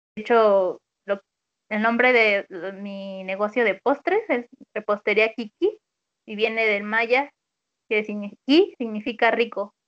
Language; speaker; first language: Spanish; native; Spanish